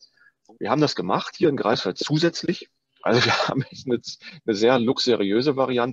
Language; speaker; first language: German; native; German